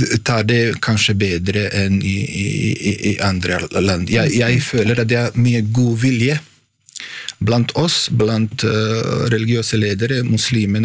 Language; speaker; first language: Norwegian; non-native, fluent; Bosnian